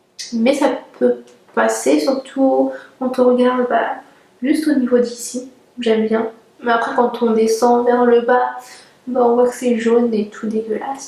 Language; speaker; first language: French; native; French